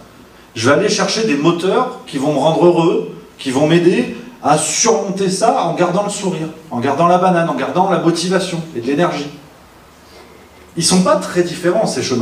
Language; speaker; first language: French; native; French